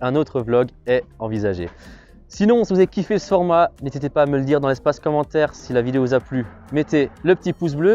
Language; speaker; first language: French; native; French